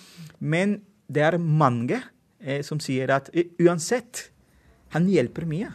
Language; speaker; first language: Norwegian; non-native, fluent; Spanish